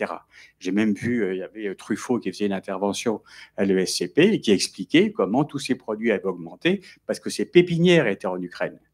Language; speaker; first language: French; native; French